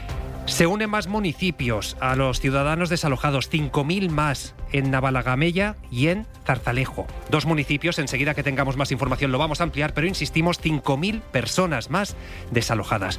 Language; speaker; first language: Spanish; native; Spanish